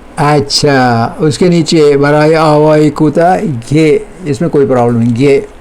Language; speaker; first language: Urdu; non-native, local second language; Kashmiri